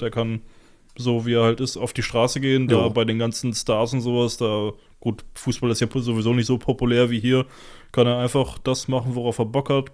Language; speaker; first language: German; native; German